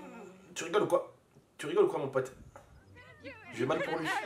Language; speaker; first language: French; native; French